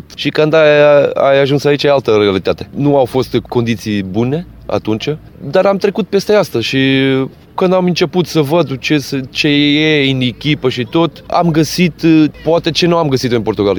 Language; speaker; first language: Romanian; non-native, fluent; Portuguese